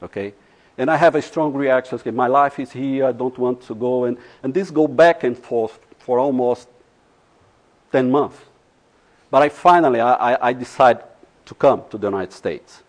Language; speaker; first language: English; non-native, fluent; Portuguese